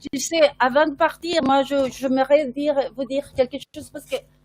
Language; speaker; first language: French; non-native, fluent; Spanish